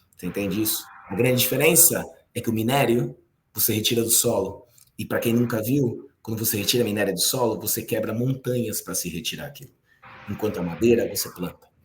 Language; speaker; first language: Portuguese; native; Portuguese